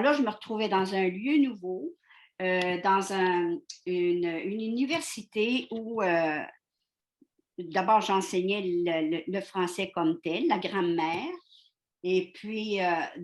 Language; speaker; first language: French; native; French